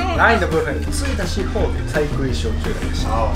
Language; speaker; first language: Chinese; non-native, learner; Japanese